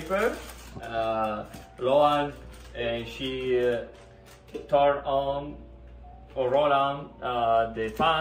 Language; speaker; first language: English; non-native, learner; Spanish